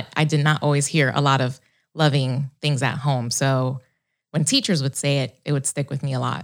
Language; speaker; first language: English; early bilingual, other home language; Spanish